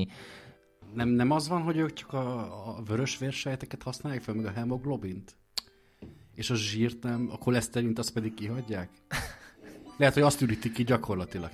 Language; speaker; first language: Hungarian; native; Hungarian